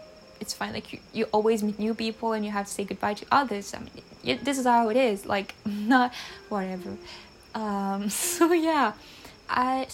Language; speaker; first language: English; non-native, fluent; French